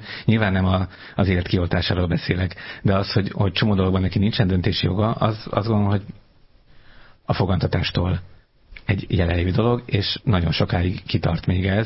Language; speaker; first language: Hungarian; native; Hungarian